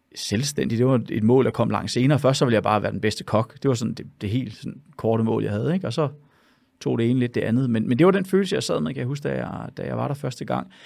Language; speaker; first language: Danish; native; Danish